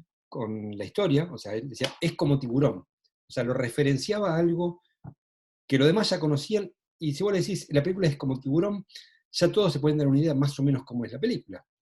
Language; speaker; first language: Spanish; native; Spanish